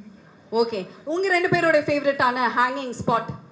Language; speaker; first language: Tamil; native; Tamil